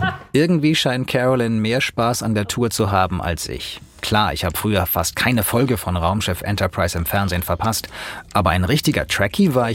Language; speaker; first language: German; native; German